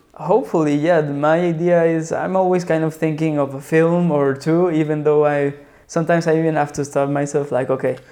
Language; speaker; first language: English; non-native, fluent; Spanish